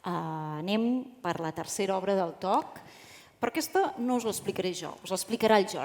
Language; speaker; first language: Catalan; native; Catalan